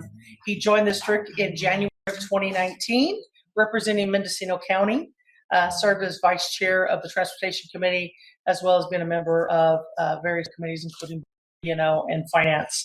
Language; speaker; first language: English; native; English